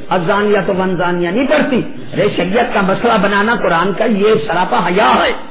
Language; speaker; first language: Urdu; non-native, local second language; Punjabi